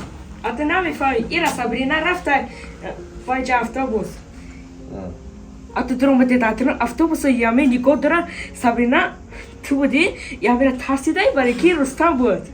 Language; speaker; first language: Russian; non-native, learner; Tajik